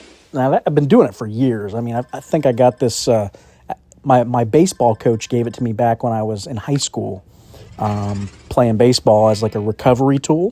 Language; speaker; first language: English; native; English